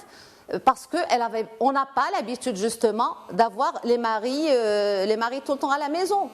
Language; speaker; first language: French; non-native, local second language; Arabic